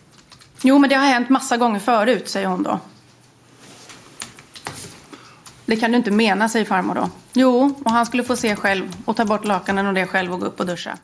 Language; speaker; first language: Swedish; native; Swedish